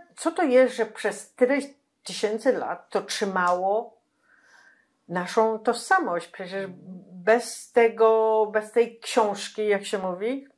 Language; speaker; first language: Polish; non-native, local second language; Yiddish